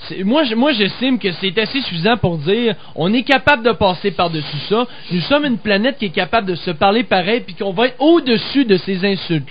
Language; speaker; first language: French; native; French